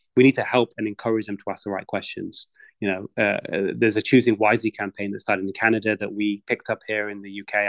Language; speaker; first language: English; native; English